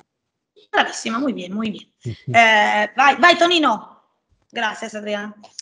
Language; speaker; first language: Italian; native; Italian